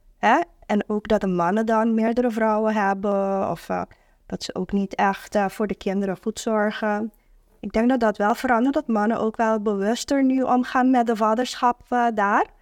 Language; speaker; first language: Dutch; non-native, local second language; Papiamento